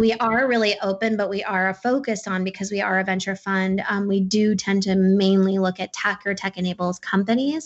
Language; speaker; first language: English; non-native, local second language; Urdu